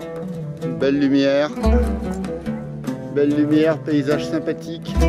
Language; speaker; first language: French; native; French